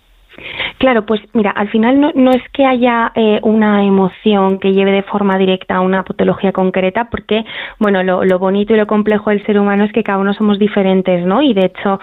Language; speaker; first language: Spanish; native; Spanish